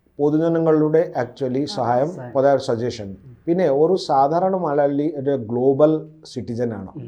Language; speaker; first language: Malayalam; non-native, local second language; Odia